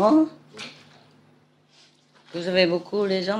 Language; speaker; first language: French; non-native, learner; Vietnamese